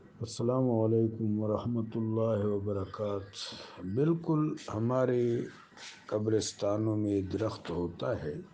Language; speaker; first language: Urdu; non-native, local second language; Pashto